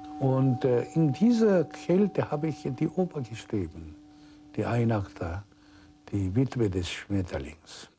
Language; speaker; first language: German; non-native, fluent; Korean